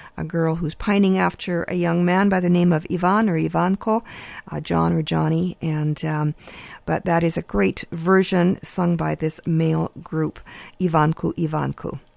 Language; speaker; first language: English; early bilingual, other home language; Ukrainian